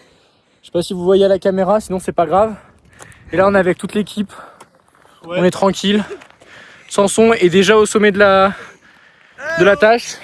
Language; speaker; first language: French; native; French